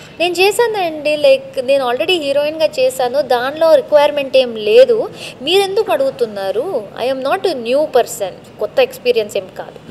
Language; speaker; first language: Telugu; non-native, local second language; Tamil